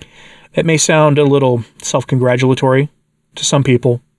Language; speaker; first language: English; native; English